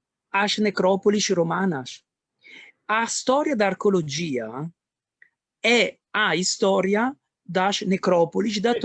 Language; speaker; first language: Portuguese; non-native, learner; Italian